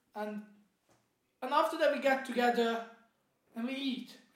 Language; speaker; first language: English; non-native, fluent; Hungarian